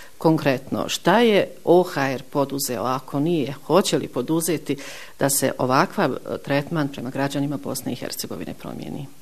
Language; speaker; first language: Bosnian; native; Bosnian